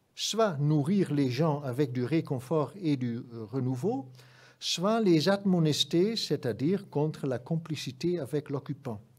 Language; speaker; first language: French; non-native, fluent; Dutch